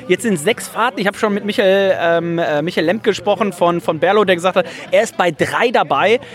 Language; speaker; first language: German; native; German